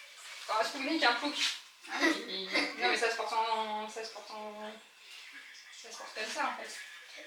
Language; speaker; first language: French; native; French